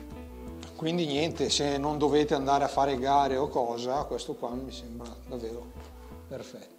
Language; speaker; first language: Italian; native; Italian